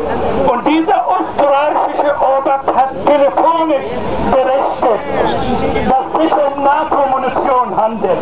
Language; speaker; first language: German; non-native, fluent; Arabic